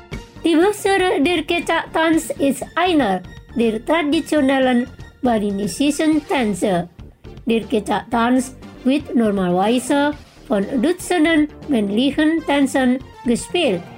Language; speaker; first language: German; non-native, fluent; Indonesian